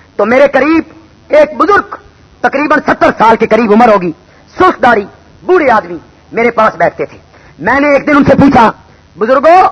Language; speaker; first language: Urdu; non-native, local second language; Punjabi